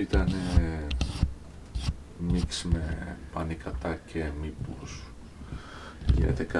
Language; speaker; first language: Greek; non-native, fluent; Turkish